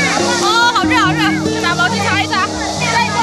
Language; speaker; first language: Chinese; native; Chinese